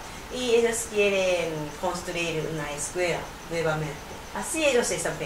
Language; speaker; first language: Spanish; non-native, learner; Japanese